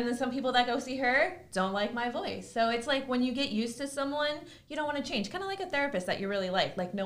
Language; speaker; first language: English; native; English